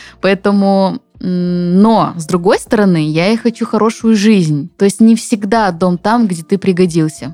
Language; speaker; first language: Russian; native; Russian